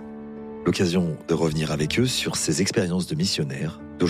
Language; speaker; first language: French; native; French